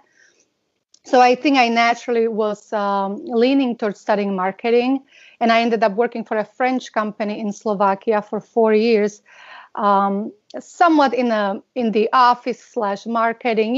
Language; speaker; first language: English; non-native, fluent; Slovak